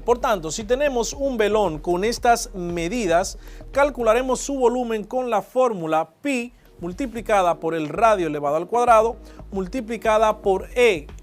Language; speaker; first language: Spanish; native; Spanish